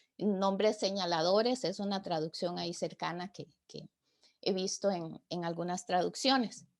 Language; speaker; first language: Spanish; native; Spanish